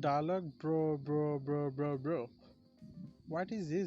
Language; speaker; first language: English; non-native, learner; Bangla